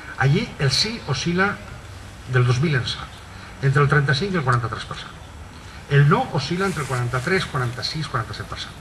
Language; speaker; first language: Catalan; non-native, local second language; Spanish